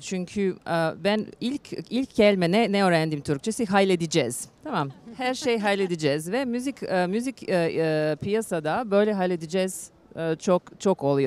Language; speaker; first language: Turkish; non-native, learner; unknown